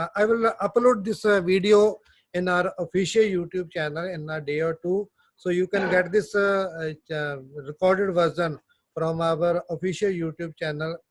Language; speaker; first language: English; non-native, local second language; Punjabi